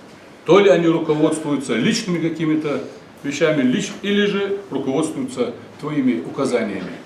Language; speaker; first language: Russian; non-native, local second language; Ingush